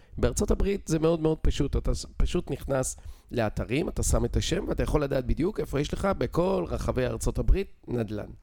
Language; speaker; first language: Hebrew; native; Hebrew